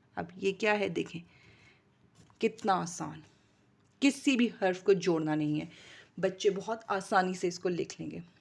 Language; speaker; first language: Urdu; native; Urdu